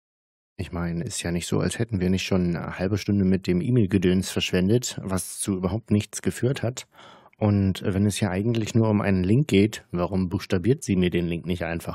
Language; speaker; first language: German; native; German